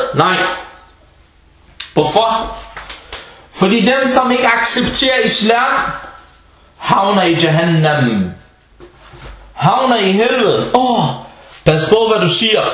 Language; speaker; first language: Danish; early bilingual, other home language; Arabic